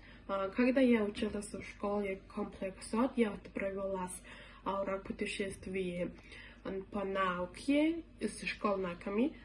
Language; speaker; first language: Russian; non-native, learner; Mongolian